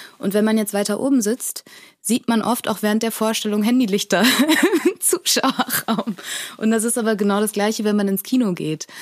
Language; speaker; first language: German; early bilingual, other home language; Portuguese